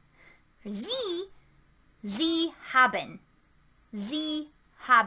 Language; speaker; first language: German; non-native, fluent; English